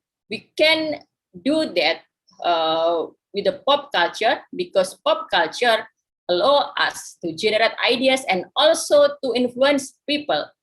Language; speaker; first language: English; non-native, fluent; Indonesian